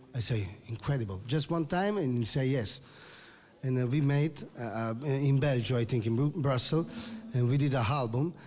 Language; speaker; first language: English; non-native, learner; Italian